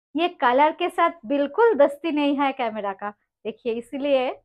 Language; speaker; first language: Hindi; non-native, local second language; Bangla